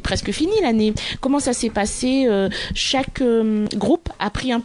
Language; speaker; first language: French; native; French